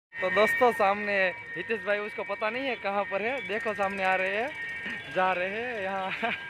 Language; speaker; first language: Hindi; non-native, local second language; Gujarati